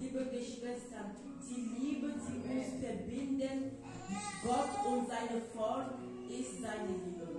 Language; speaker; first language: German; non-native, fluent; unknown